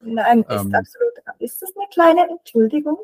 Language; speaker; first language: German; native; German